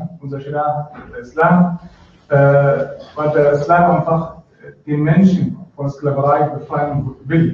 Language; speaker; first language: German; non-native, fluent; Arabic